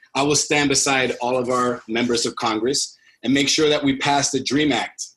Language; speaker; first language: English; early bilingual, other home language; Spanish